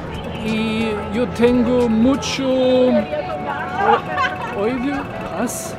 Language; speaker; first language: Spanish; non-native, learner; German